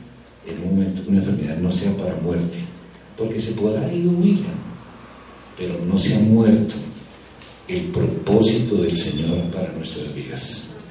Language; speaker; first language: Spanish; native; Spanish